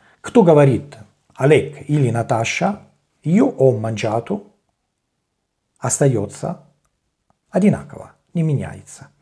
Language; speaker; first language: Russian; non-native, learner; Italian